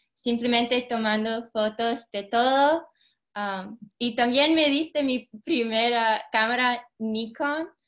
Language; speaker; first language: Spanish; early bilingual, heritage; Spanish